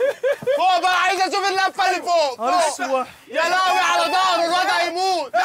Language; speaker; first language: Arabic; native; Arabic